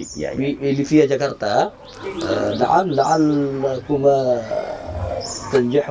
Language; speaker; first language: Arabic; non-native, fluent; Indonesian